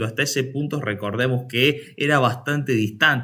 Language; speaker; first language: Spanish; native; Spanish